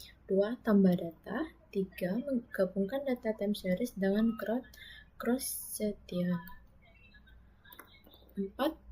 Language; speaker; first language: Indonesian; native; Indonesian